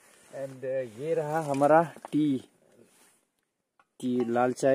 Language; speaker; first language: Hindi; non-native, local second language; Assamese